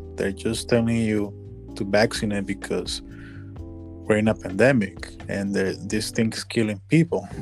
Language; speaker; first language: English; non-native, fluent; Spanish